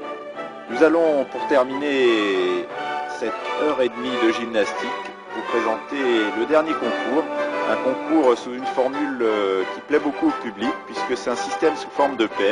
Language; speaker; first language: French; native; French